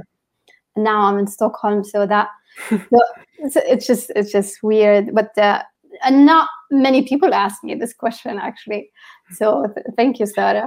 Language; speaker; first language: English; non-native, fluent; Arabic